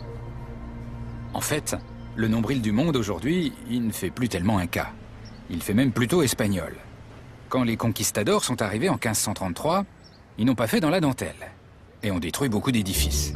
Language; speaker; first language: French; native; French